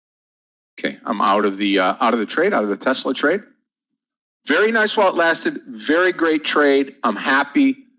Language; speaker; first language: English; native; English